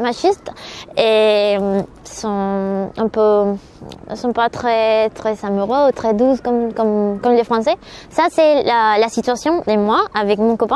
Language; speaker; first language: French; non-native, learner; Spanish